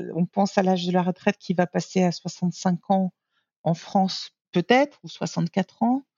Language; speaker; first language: French; native; French